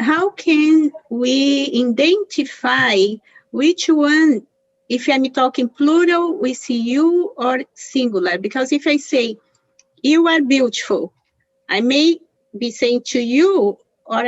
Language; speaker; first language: English; non-native, learner; Portuguese